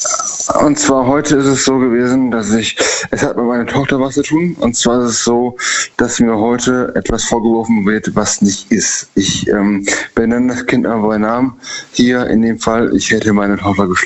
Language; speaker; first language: German; native; German